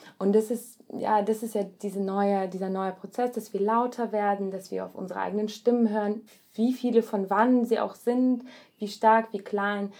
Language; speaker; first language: German; early bilingual, other home language; Russian